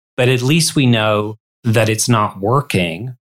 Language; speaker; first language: English; native; English